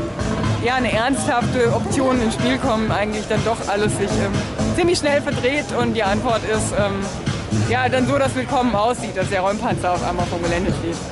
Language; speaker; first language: German; native; German